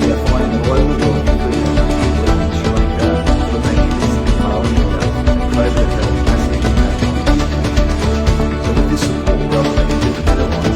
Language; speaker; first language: English; native; English